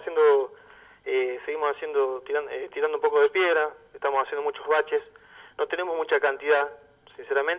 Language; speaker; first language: Spanish; native; Spanish